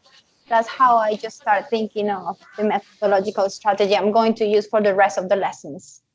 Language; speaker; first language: English; non-native, fluent; Spanish